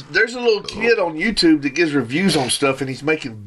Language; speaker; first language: English; native; English